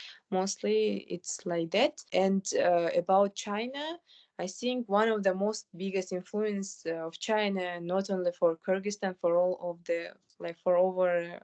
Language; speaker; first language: English; non-native, fluent; Kyrgyz